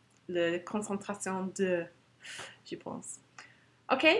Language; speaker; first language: French; non-native, learner; English